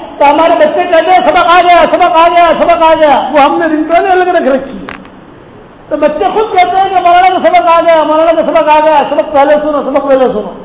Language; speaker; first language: Urdu; non-native, local second language; Gujarati